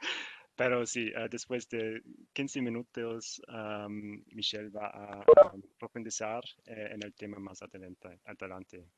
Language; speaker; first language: Spanish; non-native, learner; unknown